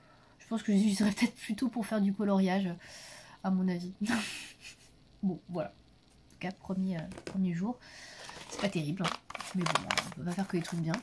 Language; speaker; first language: French; native; French